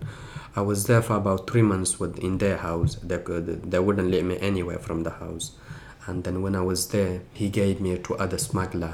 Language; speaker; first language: English; early bilingual, other home language; Persian